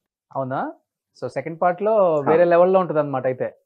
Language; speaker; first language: Telugu; native; Telugu